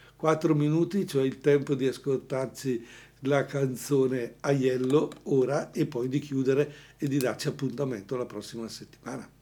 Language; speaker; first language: Italian; native; Italian